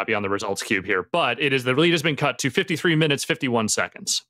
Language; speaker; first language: English; native; English